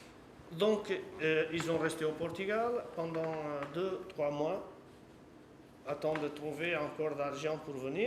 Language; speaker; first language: French; non-native, fluent; Portuguese